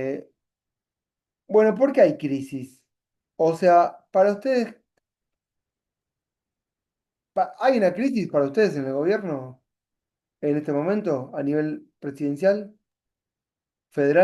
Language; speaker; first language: Spanish; native; Spanish